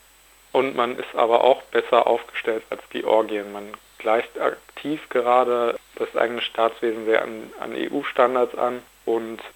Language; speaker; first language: German; native; German